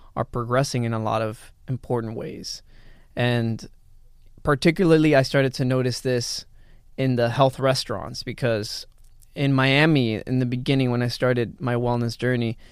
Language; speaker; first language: English; early bilingual, other home language; Spanish